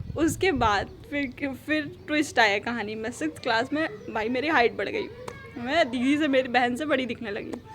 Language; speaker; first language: Hindi; native; Hindi